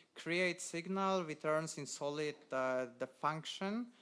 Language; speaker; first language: English; non-native, fluent; Polish